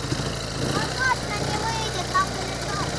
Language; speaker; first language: Russian; native; Russian